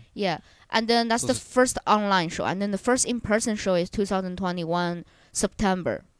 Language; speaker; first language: English; non-native, fluent; Chinese